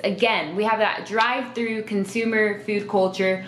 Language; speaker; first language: English; native; English